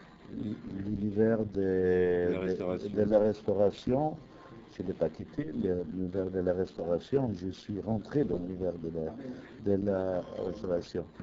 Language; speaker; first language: French; non-native, fluent; Italian